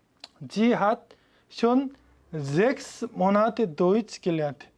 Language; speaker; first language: German; non-native, fluent; Korean